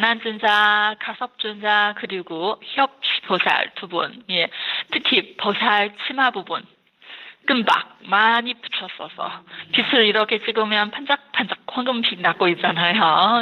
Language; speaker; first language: Korean; non-native, fluent; Chinese